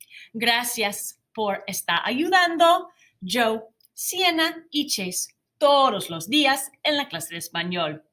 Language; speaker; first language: Spanish; non-native, fluent; English